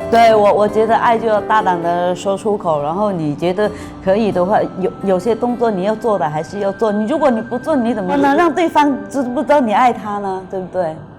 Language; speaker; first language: Chinese; non-native, local second language; Hakka Chinese